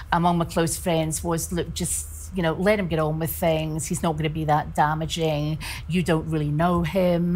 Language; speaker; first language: English; native; English